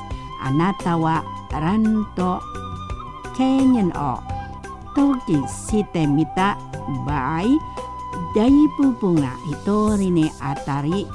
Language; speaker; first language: Japanese; non-native, fluent; Indonesian